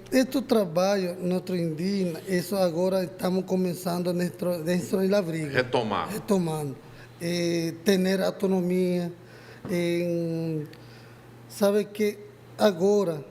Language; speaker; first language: Portuguese; non-native, learner; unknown